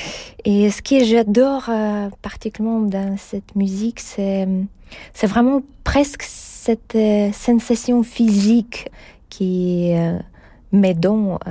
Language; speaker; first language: French; non-native, fluent; Russian